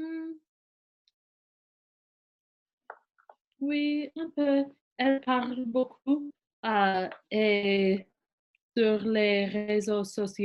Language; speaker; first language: French; non-native, learner; English